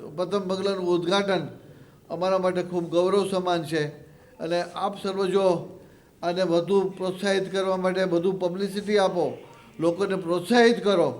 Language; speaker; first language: Gujarati; native; Gujarati